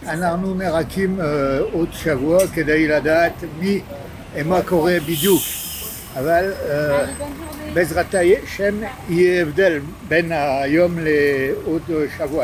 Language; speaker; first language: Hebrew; non-native, learner; French